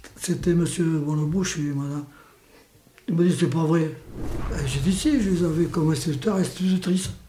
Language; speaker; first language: French; early bilingual, other home language; Spanish